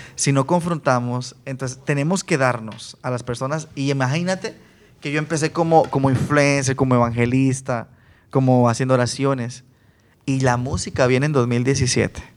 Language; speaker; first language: Spanish; native; Spanish